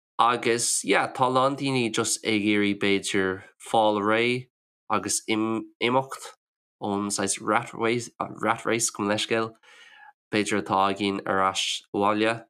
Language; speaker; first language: Irish; non-native, local second language; English